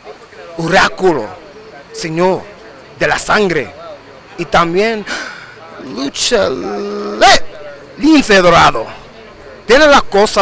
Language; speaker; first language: Spanish; early bilingual, heritage; English